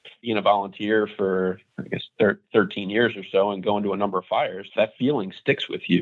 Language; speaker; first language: English; native; English